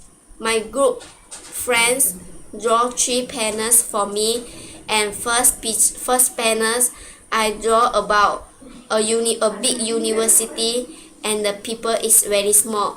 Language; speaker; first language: English; non-native, local second language; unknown